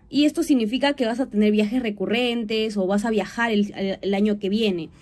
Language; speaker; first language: Spanish; native; Spanish